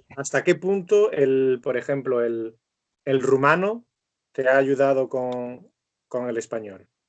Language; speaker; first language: Spanish; native; Spanish